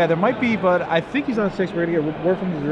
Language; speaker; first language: English; native; English